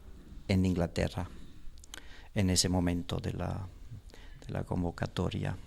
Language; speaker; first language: Spanish; non-native, fluent; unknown